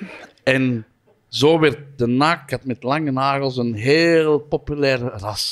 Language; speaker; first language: Dutch; native; Dutch